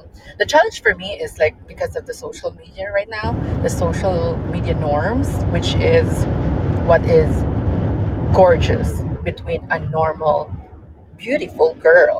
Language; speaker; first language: English; non-native, local second language; Cebuano